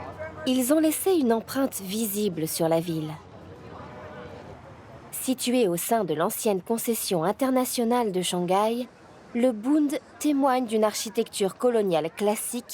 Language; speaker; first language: French; native; French